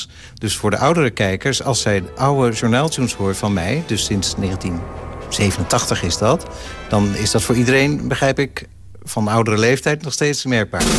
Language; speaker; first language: Dutch; native; Dutch